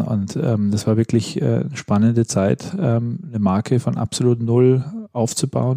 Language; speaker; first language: German; native; German